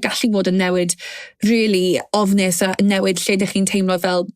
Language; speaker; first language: Welsh; native; Welsh